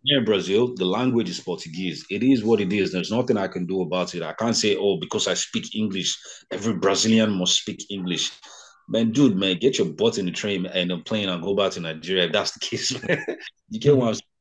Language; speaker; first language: English; non-native, local second language; Yoruba